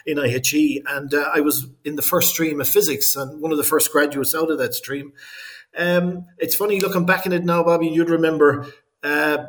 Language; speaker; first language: English; native; English